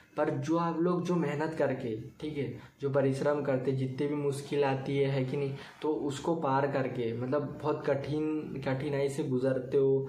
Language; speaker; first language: Hindi; native; Hindi